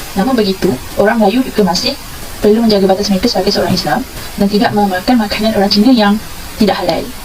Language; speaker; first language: Malay; native; Malay